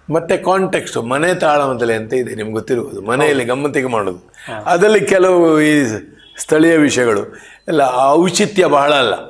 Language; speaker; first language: Kannada; non-native, local second language; Marathi